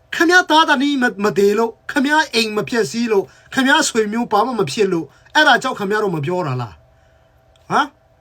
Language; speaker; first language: Burmese; non-native, local second language; Tedim Chin